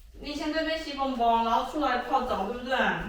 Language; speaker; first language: Chinese; native; Chinese